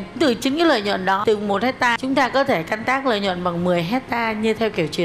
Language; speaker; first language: Vietnamese; native; Vietnamese